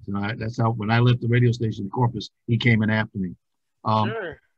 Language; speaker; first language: English; native; English